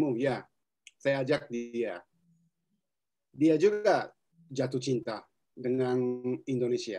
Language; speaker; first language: Indonesian; non-native, fluent; Japanese